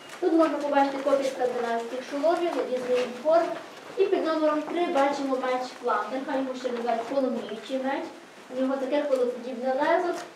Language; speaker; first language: Ukrainian; native; Ukrainian